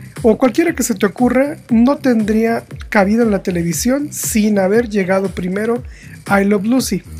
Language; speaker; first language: Spanish; native; Spanish